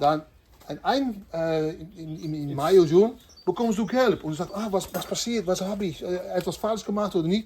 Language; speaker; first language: German; non-native, learner; Dutch